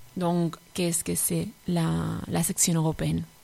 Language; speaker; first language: French; non-native, fluent; Spanish